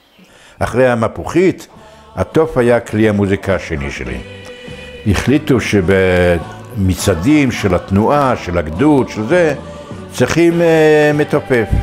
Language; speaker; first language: Hebrew; early bilingual, other home language; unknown